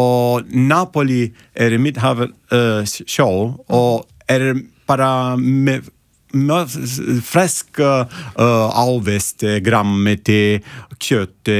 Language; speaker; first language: Icelandic; non-native, learner; Italian